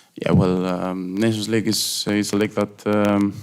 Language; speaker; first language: English; non-native, fluent; Greek